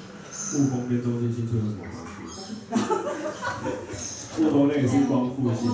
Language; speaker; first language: Chinese; native; Chinese